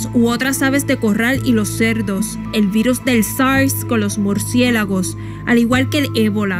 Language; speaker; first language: Spanish; native; Spanish